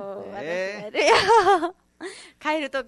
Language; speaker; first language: Japanese; non-native, learner; Nepali